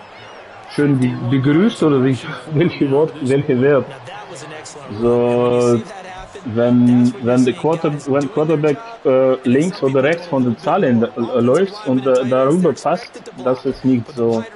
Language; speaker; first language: German; non-native, learner; Russian